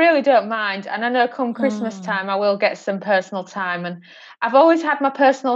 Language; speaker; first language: English; native; English